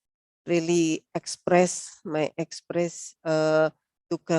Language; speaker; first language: English; non-native, learner; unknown